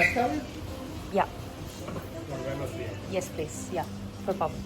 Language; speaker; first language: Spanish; non-native, learner; Korean